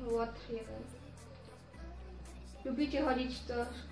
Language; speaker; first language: Polish; early bilingual, heritage; Polish